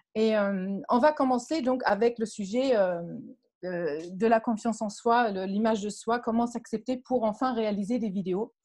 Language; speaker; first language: French; non-native, fluent; German